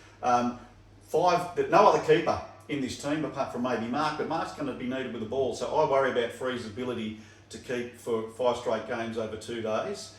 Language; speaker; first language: English; native; English